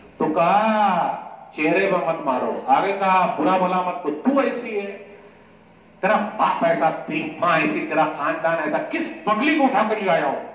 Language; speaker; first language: Urdu; non-native, local second language; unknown